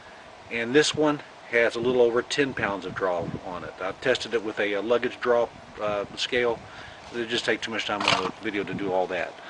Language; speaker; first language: English; native; English